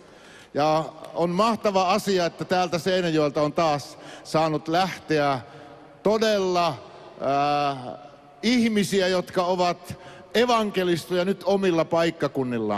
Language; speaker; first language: Finnish; native; Finnish